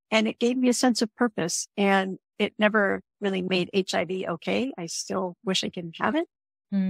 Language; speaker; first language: English; native; English